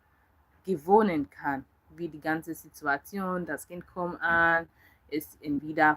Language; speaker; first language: German; non-native, learner; Yoruba